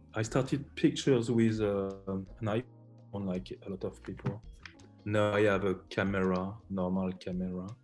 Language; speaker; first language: English; non-native, learner; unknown